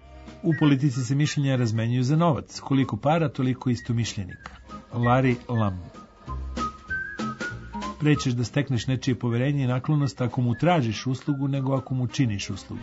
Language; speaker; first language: Croatian; native; Croatian